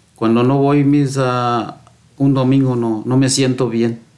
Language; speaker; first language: Spanish; native; Spanish